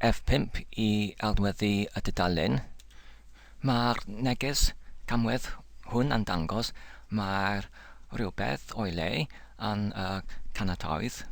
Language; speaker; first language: Welsh; non-native, learner; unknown